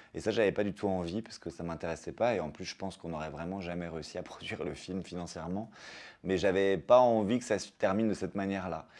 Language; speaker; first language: French; native; French